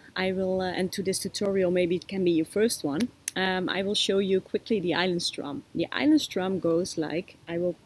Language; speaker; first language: English; non-native, fluent; Dutch